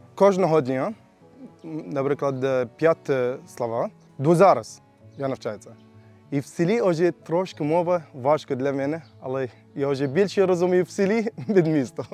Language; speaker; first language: Ukrainian; non-native, learner; Arabic